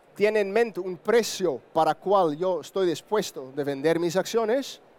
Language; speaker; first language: Spanish; non-native, fluent; Dutch